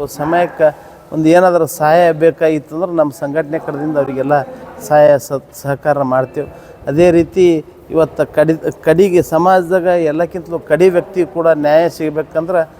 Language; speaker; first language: Kannada; native; Kannada